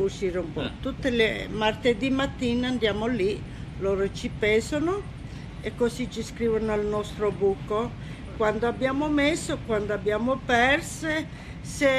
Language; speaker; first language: Italian; native; Italian